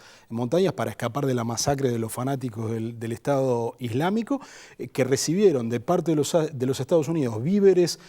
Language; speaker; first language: Spanish; native; Spanish